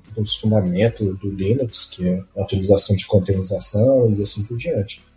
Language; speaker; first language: Portuguese; native; Portuguese